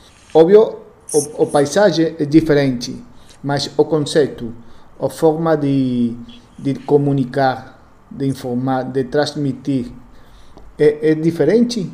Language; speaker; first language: Portuguese; non-native, learner; Spanish